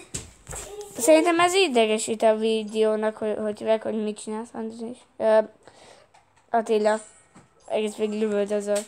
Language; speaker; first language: Hungarian; early bilingual, heritage; Hungarian